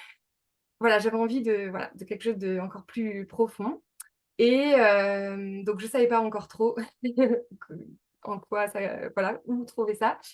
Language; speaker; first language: French; native; French